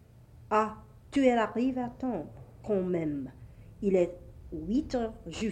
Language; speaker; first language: French; non-native, learner; English